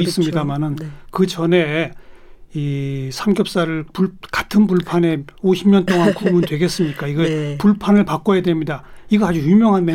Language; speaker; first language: Korean; native; Korean